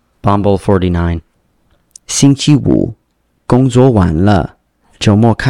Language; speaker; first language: Chinese; non-native, learner; English